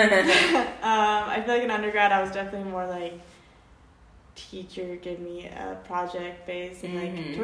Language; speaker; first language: English; native; English